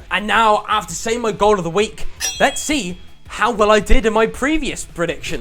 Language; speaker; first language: English; native; English